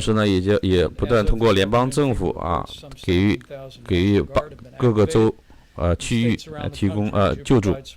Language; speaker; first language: Chinese; native; Chinese